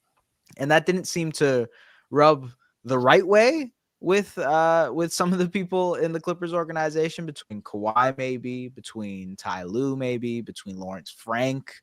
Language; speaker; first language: English; native; English